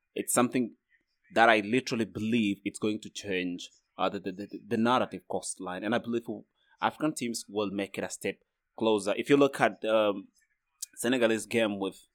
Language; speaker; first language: English; non-native, fluent; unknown